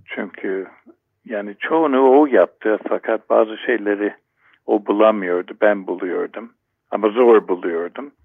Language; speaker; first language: Turkish; non-native, fluent; English